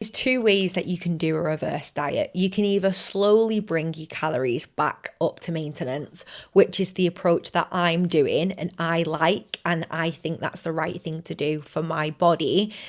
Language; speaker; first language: English; native; English